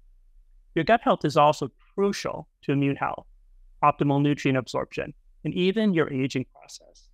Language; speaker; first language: English; native; English